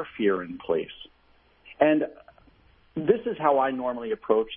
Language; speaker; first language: English; native; English